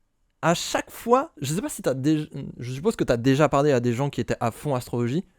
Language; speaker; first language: French; native; French